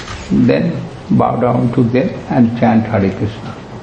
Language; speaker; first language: English; non-native, local second language; Bangla